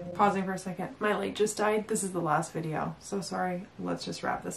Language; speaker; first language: English; native; English